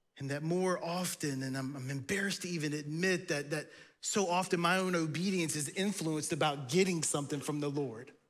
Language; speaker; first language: English; native; English